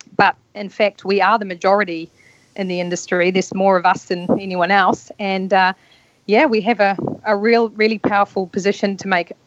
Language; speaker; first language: English; native; English